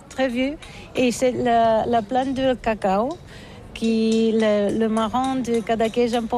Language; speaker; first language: French; non-native, learner; Catalan